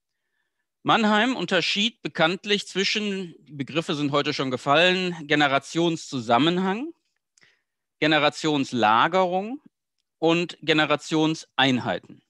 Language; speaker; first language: German; native; German